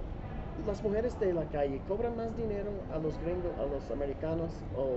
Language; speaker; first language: Spanish; non-native, learner; English